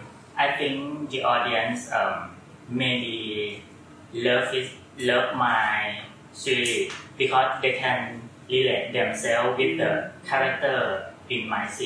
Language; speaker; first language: English; non-native, learner; Thai